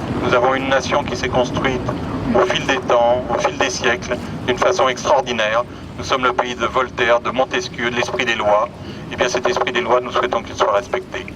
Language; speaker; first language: French; native; French